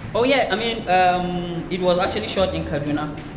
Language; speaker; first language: English; non-native, local second language; Hausa